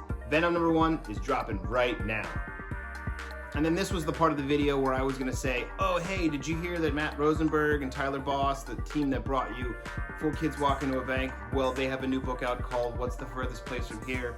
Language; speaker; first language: English; native; English